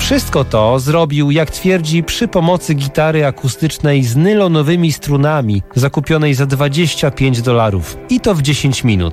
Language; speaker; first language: Polish; native; Polish